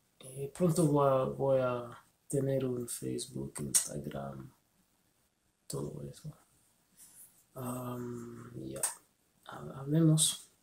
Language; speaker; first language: Spanish; non-native, learner; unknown